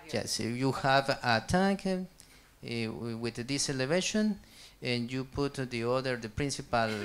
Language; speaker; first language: English; non-native, learner; Spanish